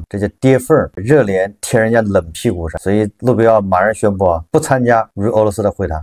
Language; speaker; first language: Chinese; native; Chinese